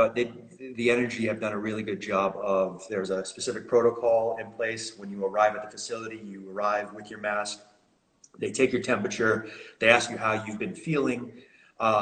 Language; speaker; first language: English; native; English